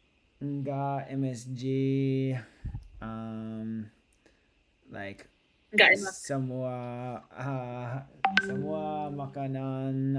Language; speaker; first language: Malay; non-native, learner; English